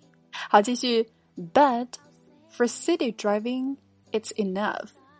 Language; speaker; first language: English; non-native, fluent; Chinese